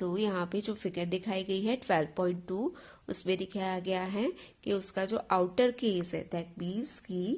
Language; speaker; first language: Hindi; non-native, local second language; Gujarati